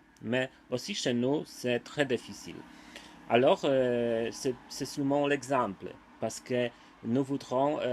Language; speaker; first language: French; non-native, learner; Polish